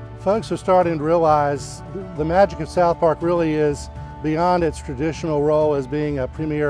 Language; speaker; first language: English; native; English